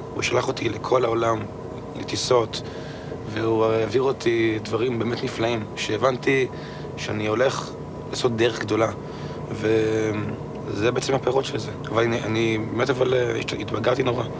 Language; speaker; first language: Hebrew; native; Hebrew